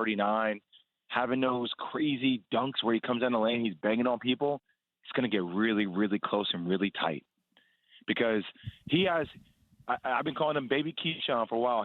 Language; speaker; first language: English; native; English